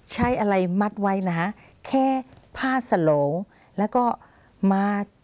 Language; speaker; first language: Thai; non-native, fluent; Burmese